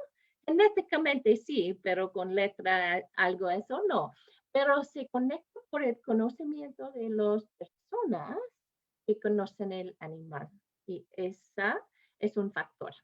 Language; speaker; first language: Spanish; non-native, fluent; English